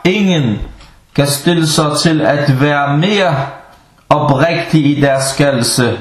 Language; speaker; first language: Danish; early bilingual, other home language; Arabic